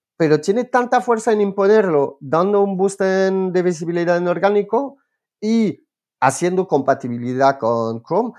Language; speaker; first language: Spanish; non-native, fluent; French